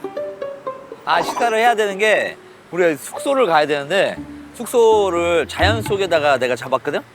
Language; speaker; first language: Korean; native; Korean